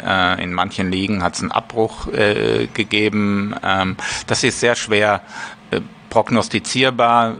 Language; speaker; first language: German; native; German